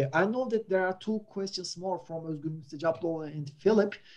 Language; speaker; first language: English; non-native, fluent; Turkish